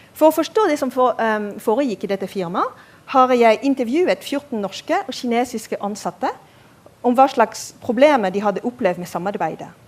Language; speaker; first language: Norwegian; non-native, fluent; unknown